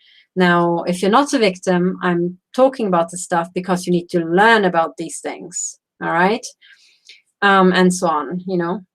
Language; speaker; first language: English; non-native, fluent; Romanian